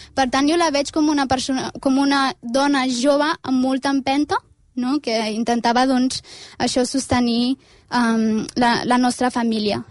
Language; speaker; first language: Catalan; early bilingual, other home language; Amharic